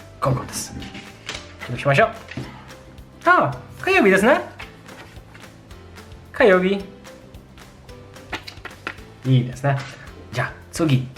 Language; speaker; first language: Japanese; non-native, fluent; Polish